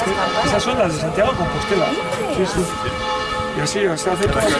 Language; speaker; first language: Spanish; native; Spanish